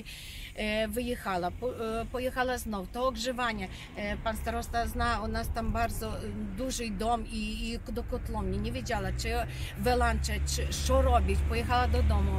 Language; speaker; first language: Polish; non-native, learner; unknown